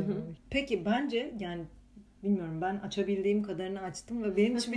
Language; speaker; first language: Turkish; non-native, fluent; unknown